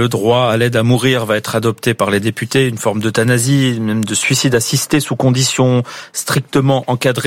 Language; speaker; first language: French; native; French